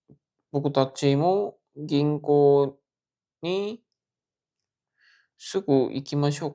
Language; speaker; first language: Japanese; non-native, learner; Korean